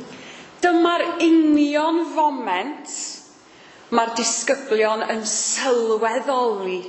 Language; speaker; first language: Welsh; native; Welsh